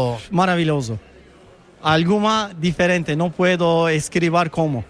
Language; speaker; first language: Spanish; non-native, learner; Turkish